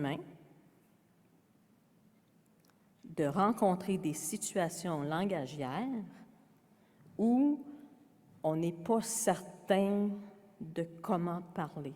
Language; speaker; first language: French; native; French